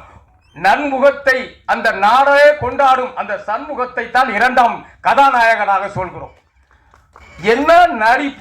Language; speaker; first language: Tamil; native; Tamil